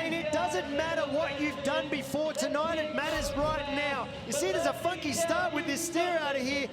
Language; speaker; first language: English; native; English